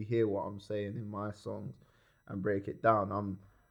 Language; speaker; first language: English; native; English